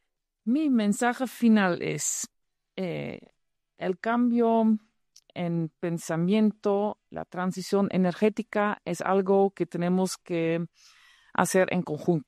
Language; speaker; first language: Spanish; non-native, fluent; Dutch